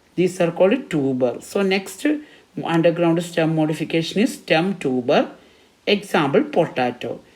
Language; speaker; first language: English; non-native, local second language; Malayalam